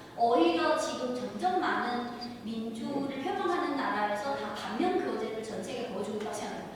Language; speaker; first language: Korean; non-native, fluent; Chinese